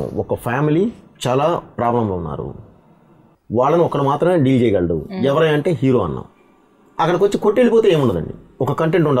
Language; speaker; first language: Telugu; native; Telugu